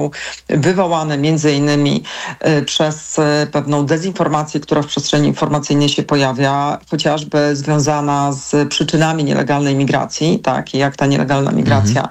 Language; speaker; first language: Polish; native; Polish